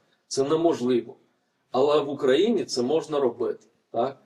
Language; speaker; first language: Ukrainian; non-native, fluent; Lithuanian